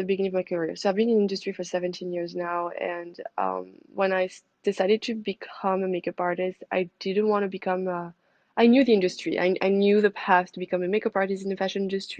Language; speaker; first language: English; non-native, fluent; French